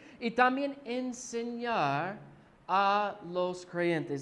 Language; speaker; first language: Spanish; non-native, fluent; English